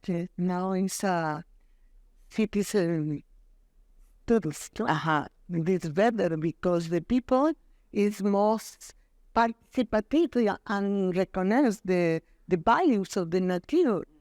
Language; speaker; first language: English; non-native, learner; Spanish